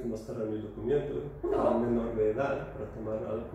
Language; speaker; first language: Spanish; non-native, fluent; Portuguese